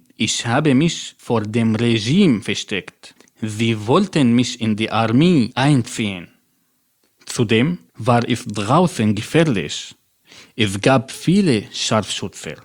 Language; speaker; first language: German; non-native, fluent; Arabic